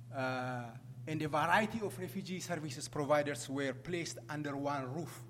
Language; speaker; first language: English; non-native, fluent; Amharic